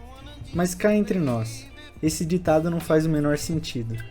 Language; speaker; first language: Portuguese; native; Portuguese